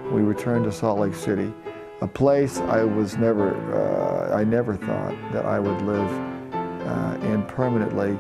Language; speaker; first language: English; native; English